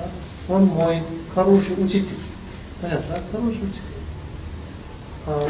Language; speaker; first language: Russian; non-native, learner; Tibetan